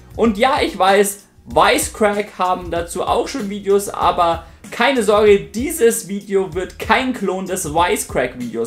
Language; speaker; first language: German; native; German